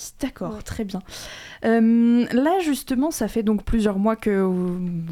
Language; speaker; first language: French; native; French